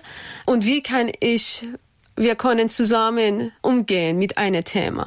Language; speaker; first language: German; non-native, learner; Persian